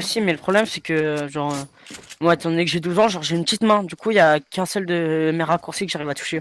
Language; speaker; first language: French; native; French